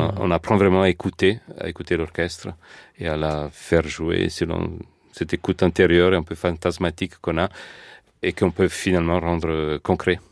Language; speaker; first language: French; non-native, fluent; Italian